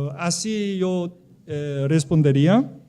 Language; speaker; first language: Spanish; non-native, fluent; Korean